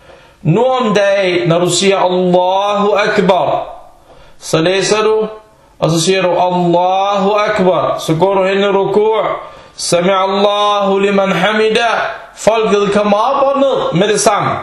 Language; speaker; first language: Danish; non-native, fluent; Arabic